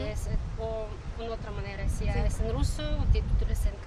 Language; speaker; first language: Spanish; non-native, learner; Kazakh